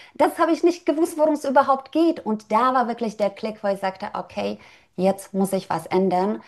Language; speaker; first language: German; non-native, fluent; Polish